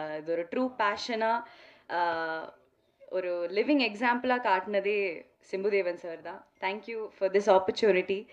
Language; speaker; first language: Tamil; non-native, local second language; Malayalam